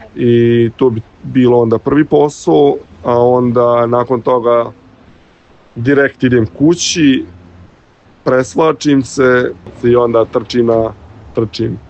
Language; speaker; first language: Serbian; native; Serbian